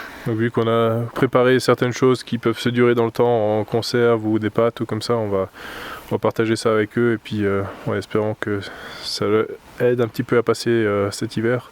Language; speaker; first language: French; native; French